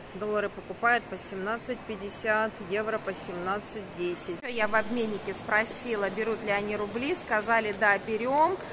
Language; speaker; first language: Russian; native; Russian